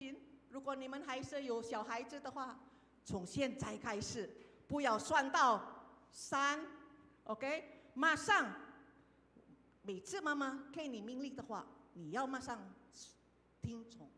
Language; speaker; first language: Chinese; non-native, fluent; Indonesian